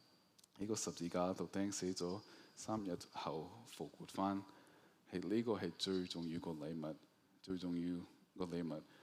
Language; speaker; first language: Cantonese; early bilingual, heritage; Cantonese